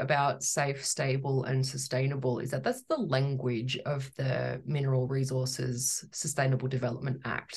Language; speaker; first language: English; native; English